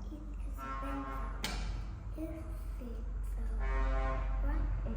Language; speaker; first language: English; non-native, learner; Vietnamese